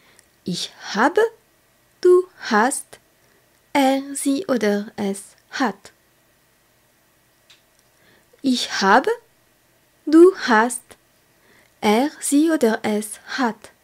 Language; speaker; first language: German; non-native, fluent; French